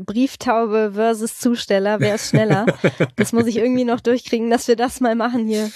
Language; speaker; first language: German; native; German